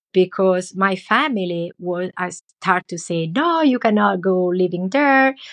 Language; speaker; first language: English; non-native, learner; Italian